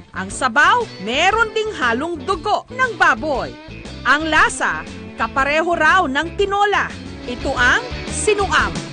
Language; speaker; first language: Filipino; native; Filipino